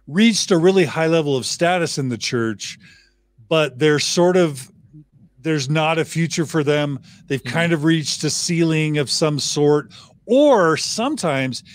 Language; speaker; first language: English; native; English